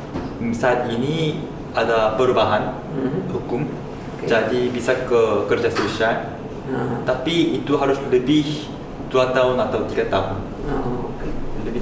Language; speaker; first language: Indonesian; non-native, fluent; Korean